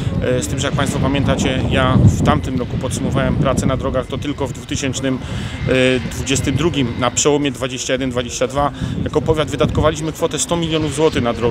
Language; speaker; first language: Polish; native; Polish